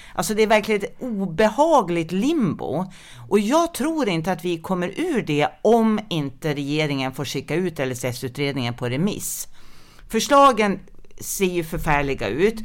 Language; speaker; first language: Swedish; native; Swedish